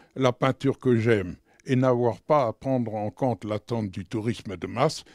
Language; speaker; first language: French; native; French